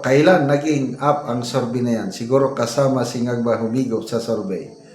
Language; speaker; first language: Filipino; non-native, local second language; Cebuano